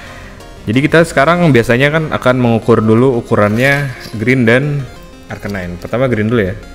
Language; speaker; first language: Indonesian; native; Indonesian